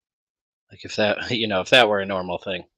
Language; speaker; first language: English; native; English